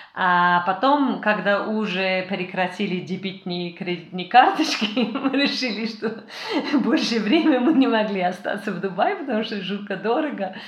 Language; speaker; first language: Russian; non-native, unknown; English